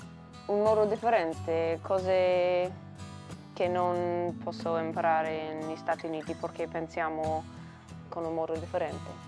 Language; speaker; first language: Italian; non-native, learner; English